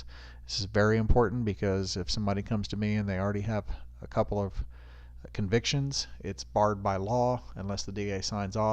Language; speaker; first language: English; native; English